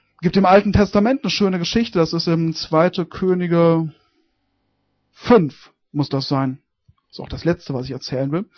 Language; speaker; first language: German; native; German